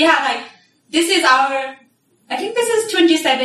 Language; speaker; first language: English; non-native, fluent; Nepali